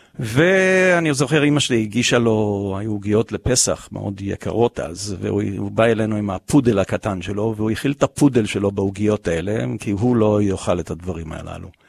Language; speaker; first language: Hebrew; early bilingual, other home language; English